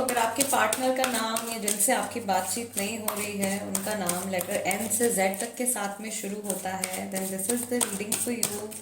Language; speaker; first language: Hindi; native; Hindi